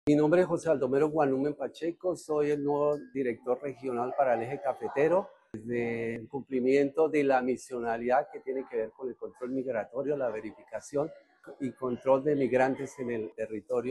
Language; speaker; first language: Spanish; native; Spanish